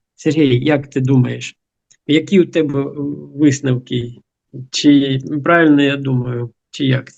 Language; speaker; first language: Ukrainian; non-native, local second language; Russian